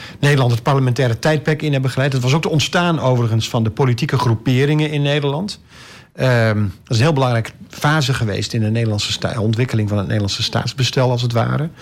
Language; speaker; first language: Dutch; native; Dutch